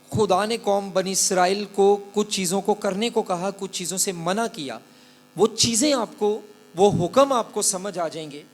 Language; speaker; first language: Urdu; non-native, local second language; Punjabi